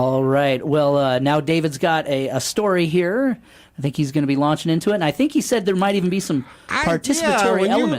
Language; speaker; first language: English; native; English